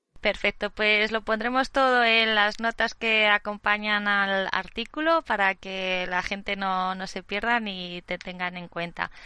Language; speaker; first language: Spanish; native; Spanish